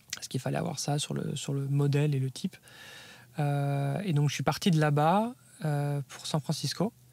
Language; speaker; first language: French; native; French